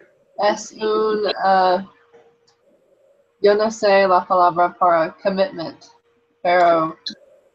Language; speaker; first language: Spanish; non-native, learner; English